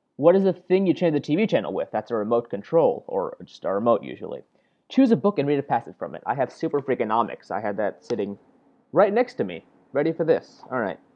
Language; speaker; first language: English; native; English